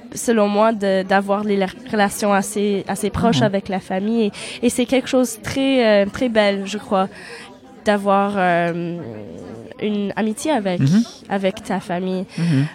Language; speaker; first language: French; non-native, fluent; Polish